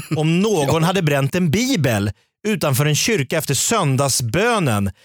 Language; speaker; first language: Swedish; native; Swedish